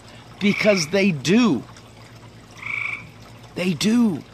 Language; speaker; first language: English; native; English